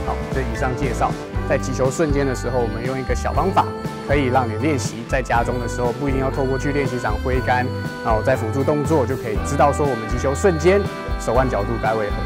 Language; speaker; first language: Chinese; native; Chinese